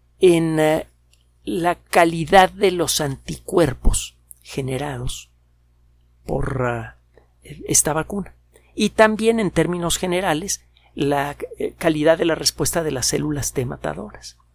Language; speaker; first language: Spanish; native; Spanish